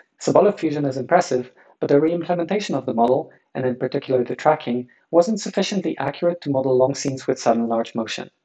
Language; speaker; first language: English; non-native, fluent; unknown